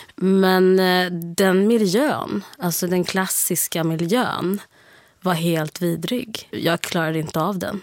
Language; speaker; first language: Swedish; early bilingual, heritage; Swedish